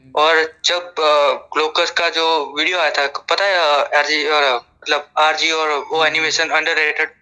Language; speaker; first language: Hindi; non-native, local second language; Gujarati